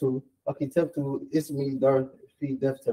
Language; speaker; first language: Arabic; non-native, learner; English